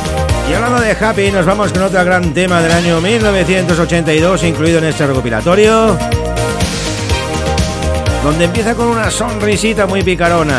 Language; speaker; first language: Spanish; native; Spanish